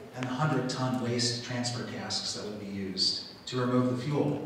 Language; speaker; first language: English; native; English